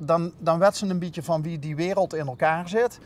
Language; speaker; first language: Dutch; native; Dutch